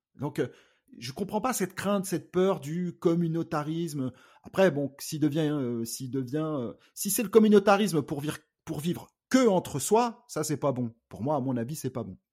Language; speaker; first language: French; native; French